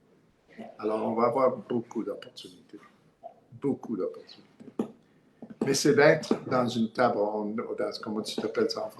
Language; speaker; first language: French; non-native, learner; English